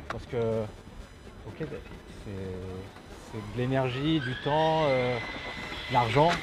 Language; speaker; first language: French; native; French